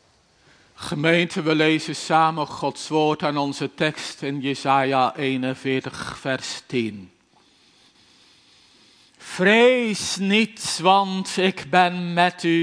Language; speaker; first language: Dutch; native; Dutch